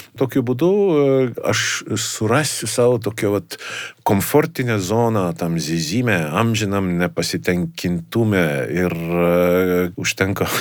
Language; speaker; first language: Lithuanian; non-native, fluent; Estonian